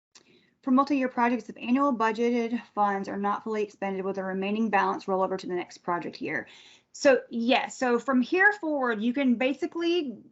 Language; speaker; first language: English; native; English